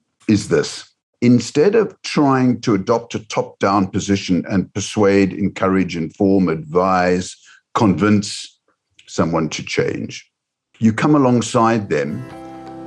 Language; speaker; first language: English; native; English